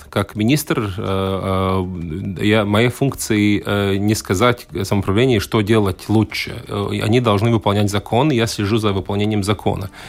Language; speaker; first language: Russian; non-native, local second language; Latvian